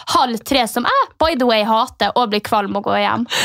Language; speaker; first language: Norwegian; native; Norwegian